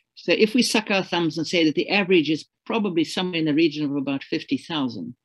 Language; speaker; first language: English; native; English